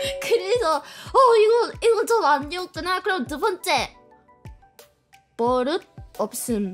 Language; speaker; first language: Korean; non-native, learner; Japanese